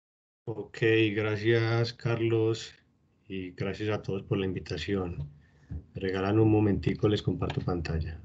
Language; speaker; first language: Spanish; native; Spanish